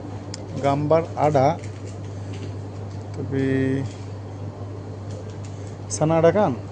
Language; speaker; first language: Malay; non-native, learner; Bangla